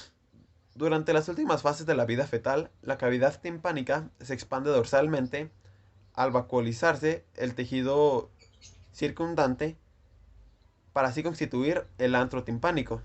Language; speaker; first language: Spanish; native; Spanish